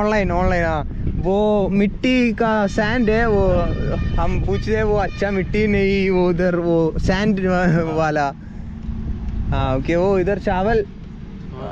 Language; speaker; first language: Hindi; non-native, learner; Malayalam